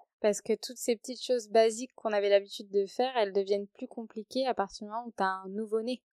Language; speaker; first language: French; native; French